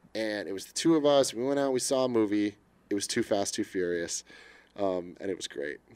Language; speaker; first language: English; native; English